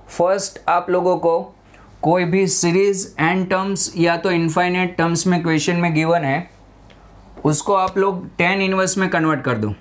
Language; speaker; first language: Hindi; non-native, local second language; Gujarati